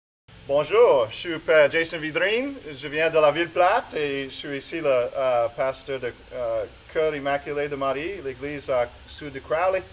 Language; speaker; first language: French; non-native, local second language; English